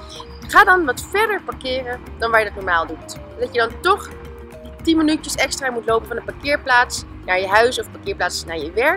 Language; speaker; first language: Dutch; native; Dutch